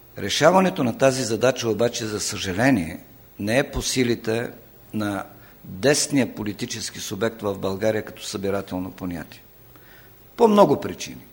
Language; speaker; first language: Bulgarian; non-native, local second language; Turkish